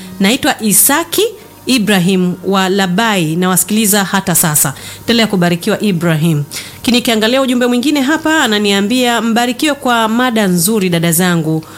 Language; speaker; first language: Swahili; native; Swahili